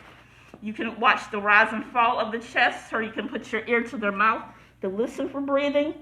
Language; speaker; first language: English; native; English